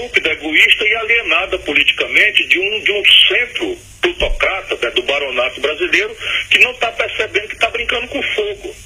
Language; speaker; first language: Portuguese; native; Portuguese